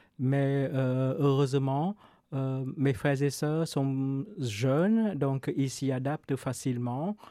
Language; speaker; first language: French; non-native, fluent; Vietnamese